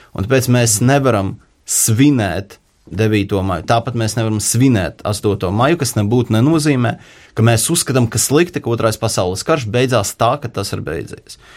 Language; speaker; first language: Latvian; native; Latvian